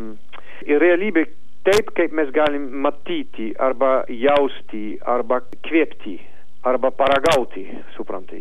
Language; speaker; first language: Lithuanian; non-native, learner; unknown